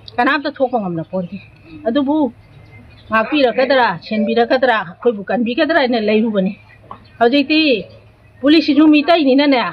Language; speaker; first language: Manipuri; native; Manipuri